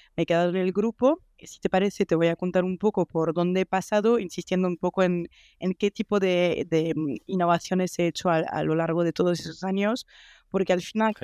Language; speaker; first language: Spanish; non-native, fluent; French